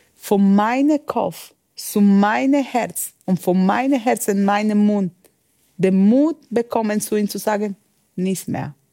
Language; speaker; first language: German; non-native, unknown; Spanish